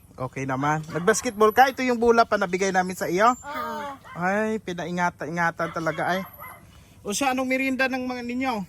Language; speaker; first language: Filipino; native; Filipino